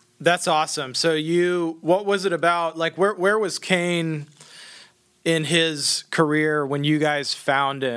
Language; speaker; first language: English; native; English